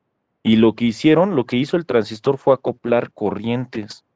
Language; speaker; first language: Spanish; native; Spanish